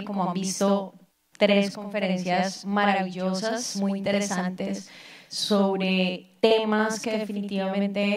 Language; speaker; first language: Spanish; native; Spanish